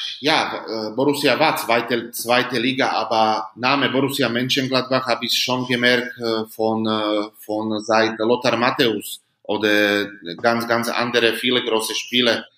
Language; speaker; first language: German; non-native, learner; Slovak